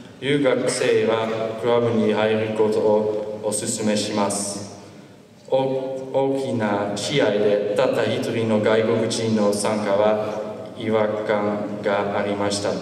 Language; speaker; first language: Japanese; non-native, learner; Dutch